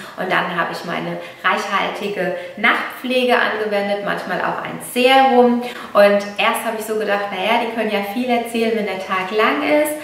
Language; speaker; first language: German; early bilingual, other home language; Italian